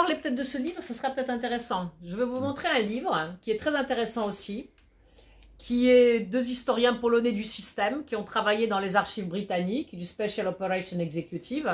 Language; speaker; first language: French; early bilingual, other home language; Polish